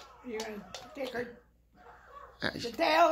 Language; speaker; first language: English; native; English